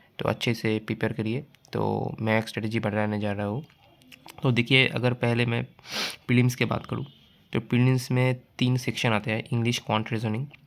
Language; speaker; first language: Hindi; non-native, local second language; Bangla